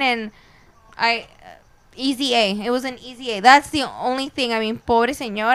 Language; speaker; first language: English; early bilingual, other home language; Spanish